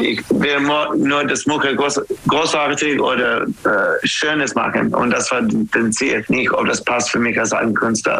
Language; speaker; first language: German; non-native, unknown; English